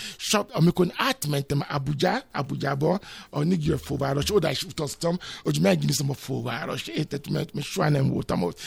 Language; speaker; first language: Hungarian; non-native, fluent; Yoruba